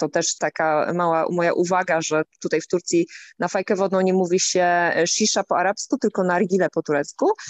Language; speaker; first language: Polish; native; Polish